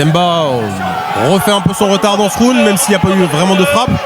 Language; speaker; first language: French; native; French